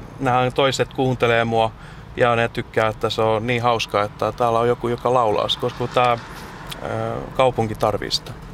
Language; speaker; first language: Finnish; early bilingual, heritage; Finnish